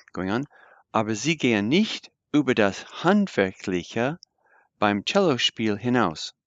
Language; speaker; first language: German; non-native, fluent; English